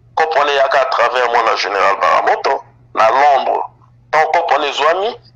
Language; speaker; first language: French; non-native, local second language; Lingala